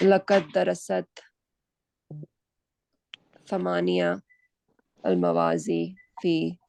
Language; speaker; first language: Arabic; non-native, learner; Urdu